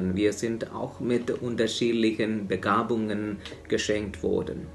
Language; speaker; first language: German; non-native, fluent; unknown